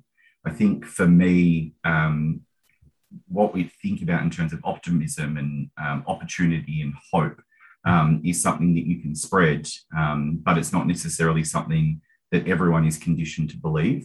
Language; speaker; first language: English; native; English